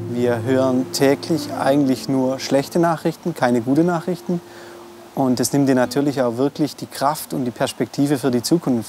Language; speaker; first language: German; native; German